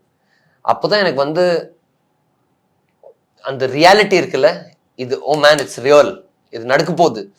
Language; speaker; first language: Tamil; non-native, fluent; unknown